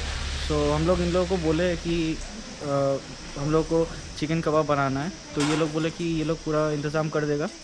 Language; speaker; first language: Hindi; non-native, local second language; Bangla